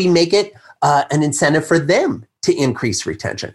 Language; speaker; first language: English; native; English